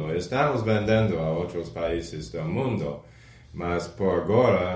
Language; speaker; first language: Portuguese; non-native, fluent; English